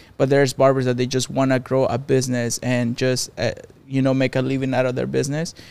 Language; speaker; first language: English; non-native, fluent; Spanish